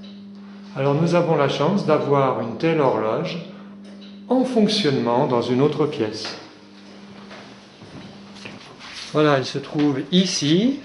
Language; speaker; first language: French; native; French